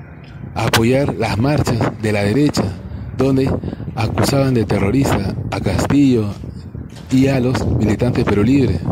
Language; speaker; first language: Spanish; native; Spanish